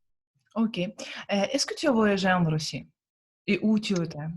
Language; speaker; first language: French; non-native, fluent; Russian